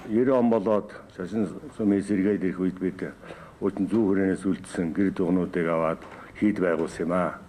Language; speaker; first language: Mongolian; native; Mongolian